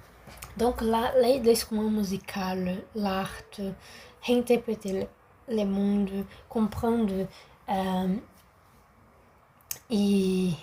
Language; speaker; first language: French; non-native, learner; Portuguese